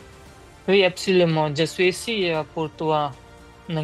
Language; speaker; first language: French; non-native, learner; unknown